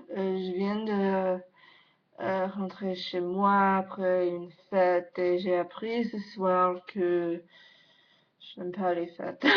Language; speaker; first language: French; non-native, learner; English